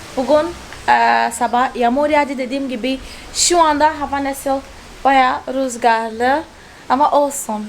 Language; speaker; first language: Turkish; non-native, fluent; Portuguese